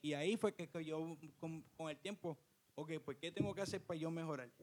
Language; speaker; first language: Spanish; early bilingual, heritage; Spanish